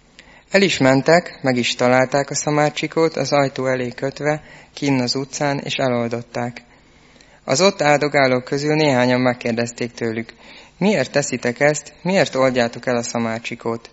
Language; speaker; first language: Hungarian; native; Hungarian